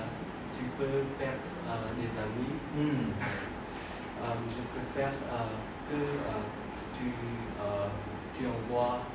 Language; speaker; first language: French; non-native, learner; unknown